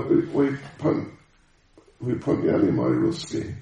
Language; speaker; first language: Russian; non-native, learner; English